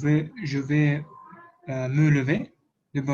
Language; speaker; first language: French; non-native, learner; Russian